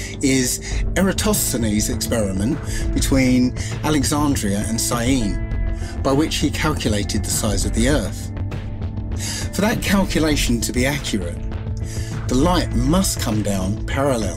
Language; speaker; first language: English; native; English